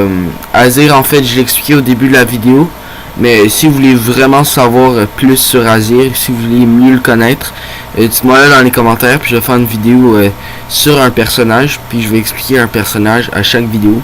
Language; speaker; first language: French; native; French